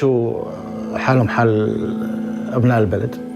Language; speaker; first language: Arabic; native; Arabic